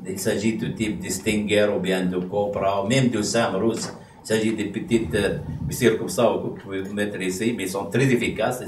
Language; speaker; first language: French; non-native, fluent; Arabic